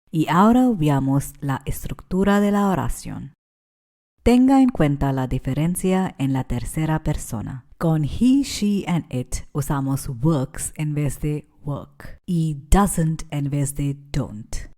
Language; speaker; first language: Spanish; non-native, fluent; English